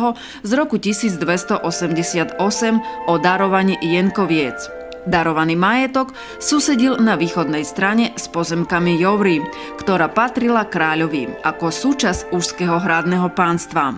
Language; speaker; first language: Slovak; native; Slovak